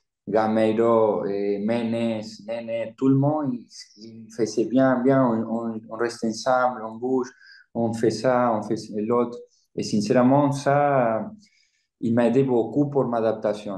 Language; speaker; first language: French; non-native, fluent; Spanish